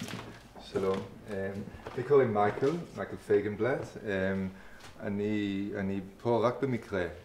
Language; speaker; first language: Hebrew; non-native, fluent; English